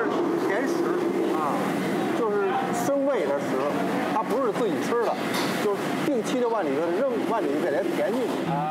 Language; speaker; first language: Chinese; native; Chinese